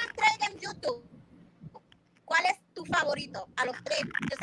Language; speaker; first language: Spanish; early bilingual, heritage; Spanish